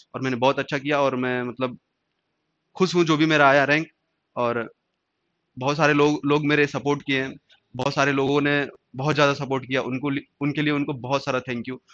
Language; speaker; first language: Hindi; native; Hindi